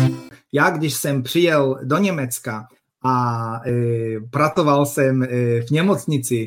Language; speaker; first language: Czech; non-native, fluent; Polish